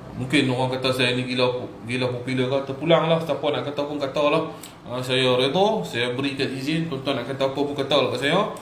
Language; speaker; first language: Malay; native; Malay